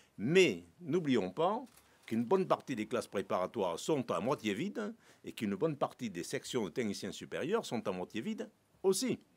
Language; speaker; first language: French; native; French